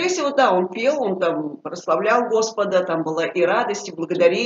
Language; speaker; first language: Russian; native; Russian